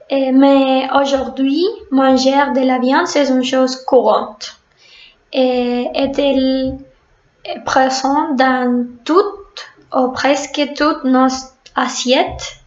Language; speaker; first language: French; non-native, fluent; Spanish